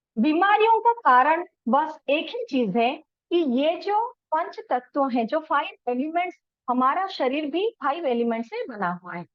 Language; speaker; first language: Hindi; non-native, local second language; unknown